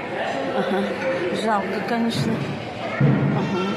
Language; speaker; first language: Russian; non-native, local second language; Tatar